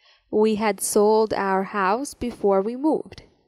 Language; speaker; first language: English; non-native, fluent; Serbian